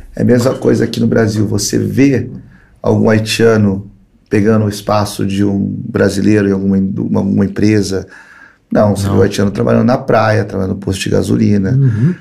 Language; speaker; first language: Portuguese; early bilingual, other home language; Spanish